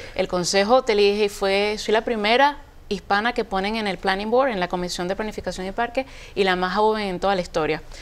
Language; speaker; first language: Spanish; native; Spanish